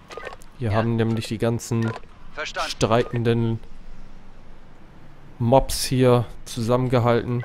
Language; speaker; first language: German; native; German